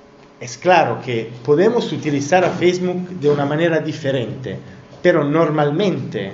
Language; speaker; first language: Spanish; non-native, learner; Italian